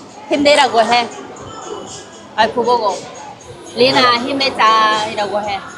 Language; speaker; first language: Korean; non-native, learner; Vietnamese